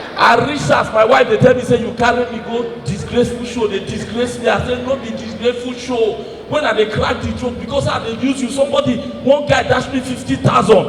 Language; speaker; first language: Nigerian Pidgin; native; Nigerian Pidgin